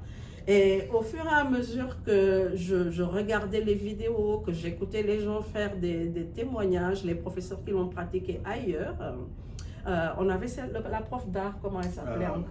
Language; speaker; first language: French; non-native, local second language; Wolof